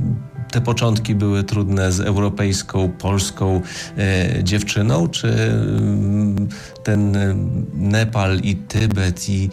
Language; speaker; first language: Polish; native; Polish